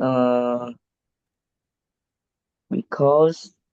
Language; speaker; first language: English; non-native, learner; Vietnamese